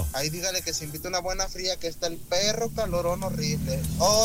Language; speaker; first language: Spanish; native; Spanish